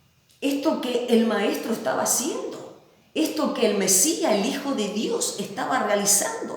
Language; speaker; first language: Spanish; native; Spanish